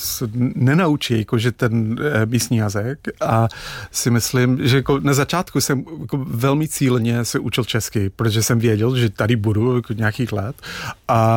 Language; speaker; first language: Czech; non-native, fluent; English